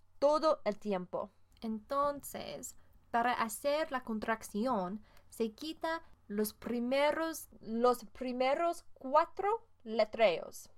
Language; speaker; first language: Spanish; non-native, fluent; English